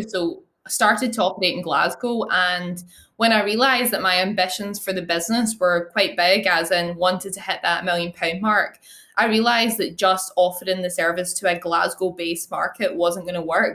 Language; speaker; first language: English; native; English